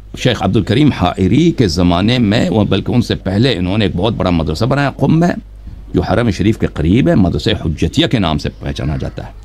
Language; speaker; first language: Urdu; non-native, fluent; Persian